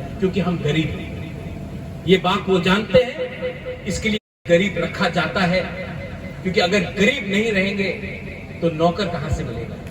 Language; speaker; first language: Hindi; non-native, local second language; Kok Borok